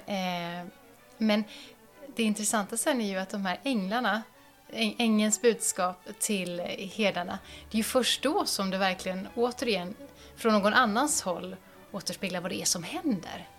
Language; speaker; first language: Swedish; native; Swedish